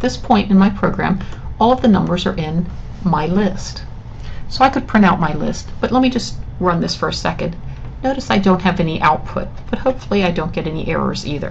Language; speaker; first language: English; native; English